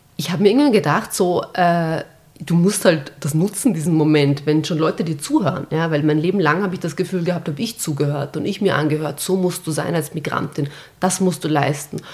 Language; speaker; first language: German; early bilingual, other home language; Bosnian